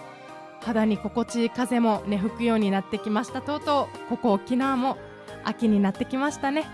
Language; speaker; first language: Japanese; native; Japanese